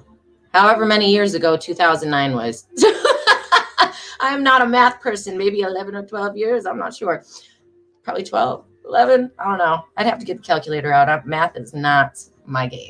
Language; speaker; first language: English; native; English